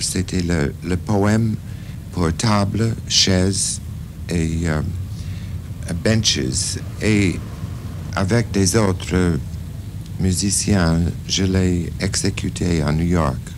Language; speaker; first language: French; non-native, fluent; English